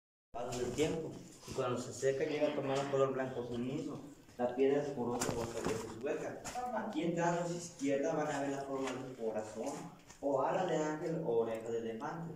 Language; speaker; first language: Spanish; native; Spanish